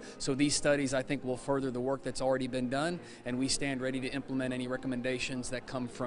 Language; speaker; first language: English; native; English